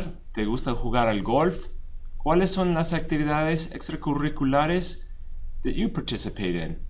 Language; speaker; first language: Spanish; non-native, fluent; English